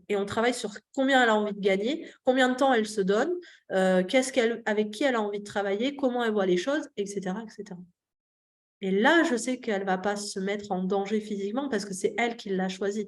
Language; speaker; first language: French; native; French